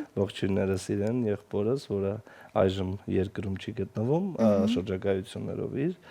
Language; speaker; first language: Armenian; non-native, local second language; Kurdish